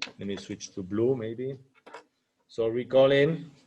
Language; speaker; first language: English; non-native, fluent; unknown